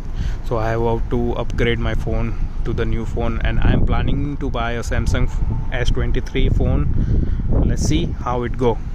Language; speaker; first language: English; non-native, fluent; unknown